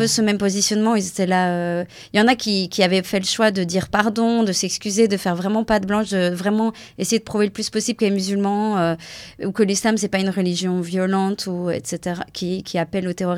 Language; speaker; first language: French; native; French